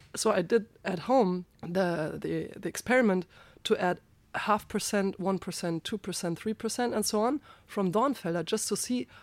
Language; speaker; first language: English; non-native, fluent; German